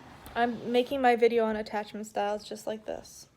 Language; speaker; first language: English; native; English